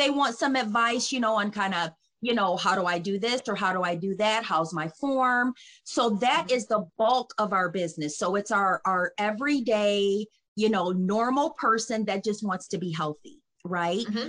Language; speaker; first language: English; native; English